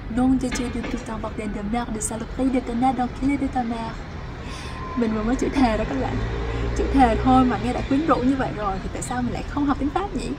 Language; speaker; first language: Vietnamese; native; Vietnamese